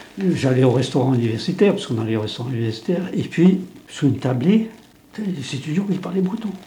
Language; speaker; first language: French; non-native, local second language; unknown